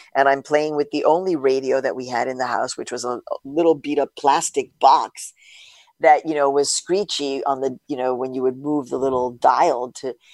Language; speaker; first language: English; early bilingual, other home language; Spanish